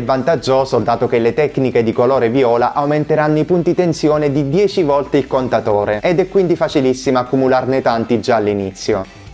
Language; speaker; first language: Italian; native; Italian